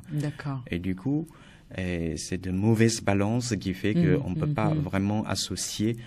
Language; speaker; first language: French; non-native, fluent; Chinese